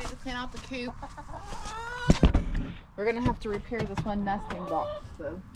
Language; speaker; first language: English; native; English